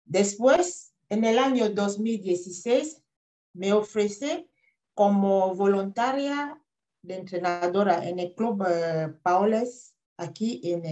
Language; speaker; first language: Spanish; non-native, fluent; French